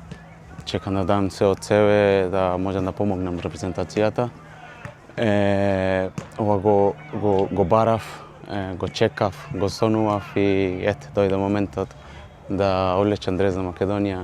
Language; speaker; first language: Macedonian; early bilingual, heritage; Macedonian